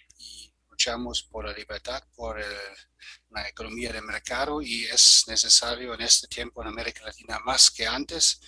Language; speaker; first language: Spanish; non-native, fluent; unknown